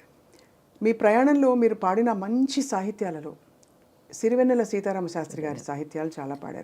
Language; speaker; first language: Telugu; native; Telugu